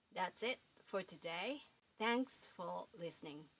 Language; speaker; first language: English; non-native, fluent; Japanese